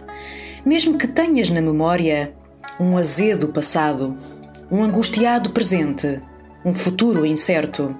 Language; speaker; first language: Portuguese; native; Portuguese